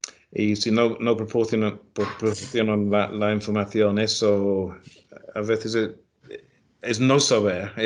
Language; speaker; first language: Spanish; non-native, fluent; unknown